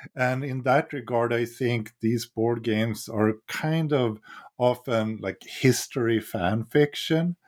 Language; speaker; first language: English; non-native, fluent; Swedish